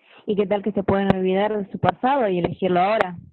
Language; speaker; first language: Spanish; native; Spanish